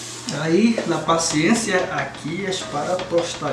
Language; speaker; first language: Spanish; non-native, learner; Portuguese